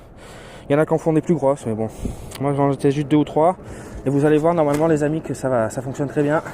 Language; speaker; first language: French; native; French